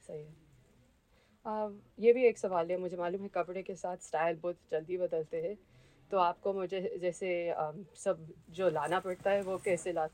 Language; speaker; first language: Hindi; early bilingual, heritage; Hindi